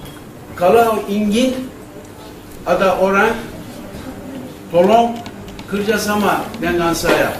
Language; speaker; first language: Indonesian; non-native, learner; Turkish